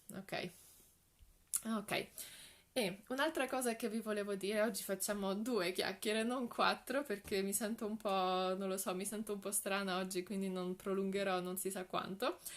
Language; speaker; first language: Italian; non-native, fluent; Polish